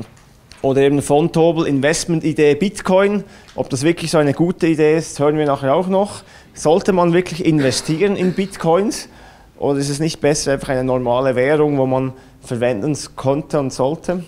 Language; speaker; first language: German; native; German